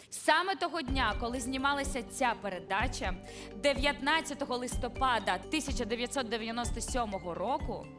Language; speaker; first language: Ukrainian; native; Ukrainian